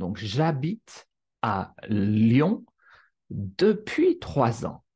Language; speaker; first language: French; native; French